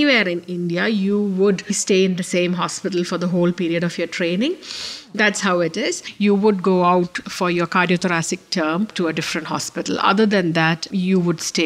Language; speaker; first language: English; non-native, local second language; Malayalam